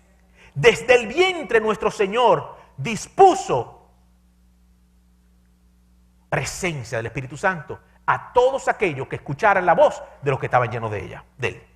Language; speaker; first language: Spanish; native; Spanish